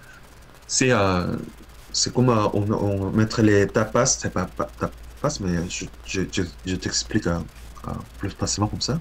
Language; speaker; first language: French; non-native, learner; Korean